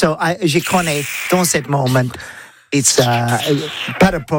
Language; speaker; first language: French; non-native, learner; English